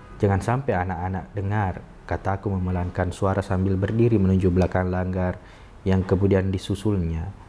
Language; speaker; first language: Indonesian; non-native, local second language; Buginese